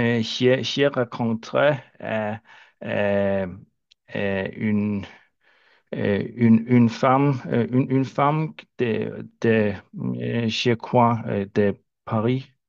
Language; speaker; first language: French; non-native, learner; Danish